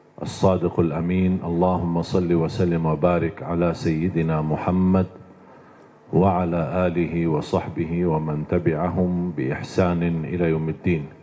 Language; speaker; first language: Indonesian; non-native, fluent; Arabic